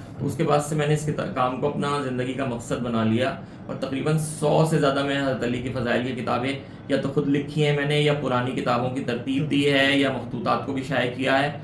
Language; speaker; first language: Urdu; native; Urdu